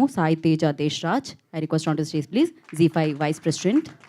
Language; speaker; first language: Telugu; native; Telugu